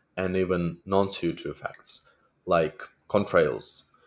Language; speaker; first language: English; non-native, fluent; Russian